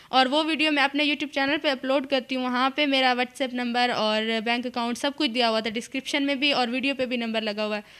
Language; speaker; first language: Urdu; non-native, local second language; Punjabi